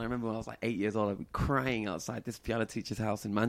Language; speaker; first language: English; native; English